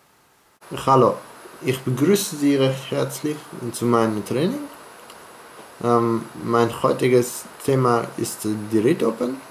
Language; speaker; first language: German; non-native, fluent; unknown